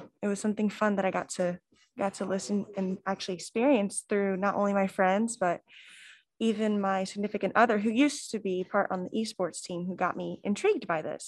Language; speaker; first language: English; native; English